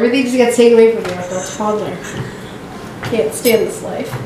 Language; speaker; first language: English; native; English